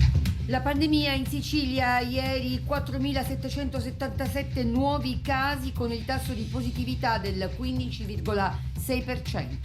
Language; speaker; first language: Italian; native; Italian